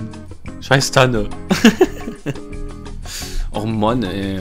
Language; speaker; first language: German; native; German